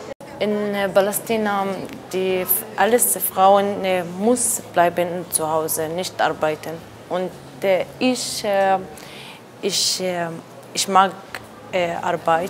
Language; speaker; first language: German; non-native, learner; Arabic